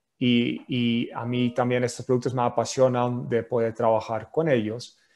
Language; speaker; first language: Spanish; non-native, fluent; Dutch